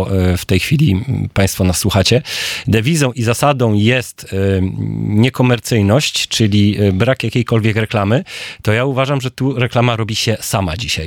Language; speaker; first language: Polish; native; Polish